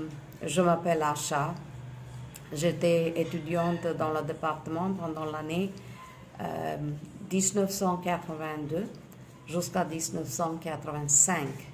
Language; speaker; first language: French; non-native, fluent; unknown